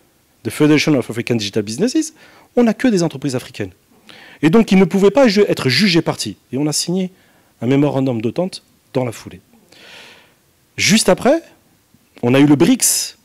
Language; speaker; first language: French; non-native, local second language; Arabic